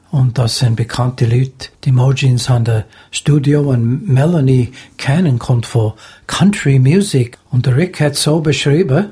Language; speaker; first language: German; native; German